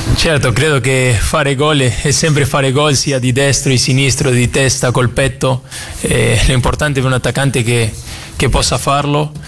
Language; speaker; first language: Italian; non-native, learner; Spanish